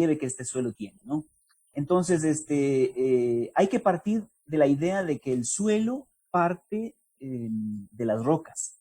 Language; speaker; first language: Spanish; native; Spanish